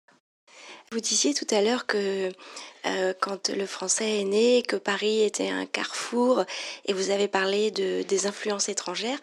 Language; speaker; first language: French; native; French